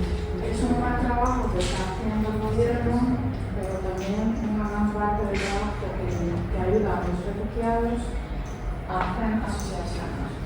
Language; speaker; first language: Spanish; non-native, fluent; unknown